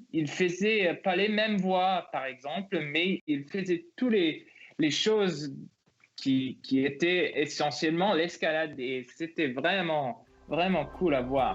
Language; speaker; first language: French; non-native, local second language; English